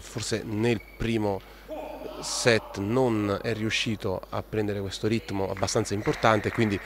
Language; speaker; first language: Italian; native; Italian